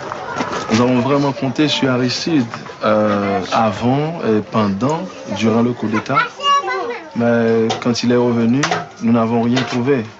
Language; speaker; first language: French; non-native, local second language; Haitian Creole